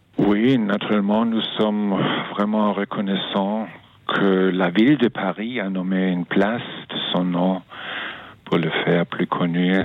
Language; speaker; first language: French; non-native, fluent; German